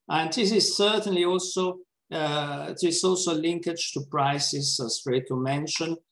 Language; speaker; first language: English; non-native, fluent; Italian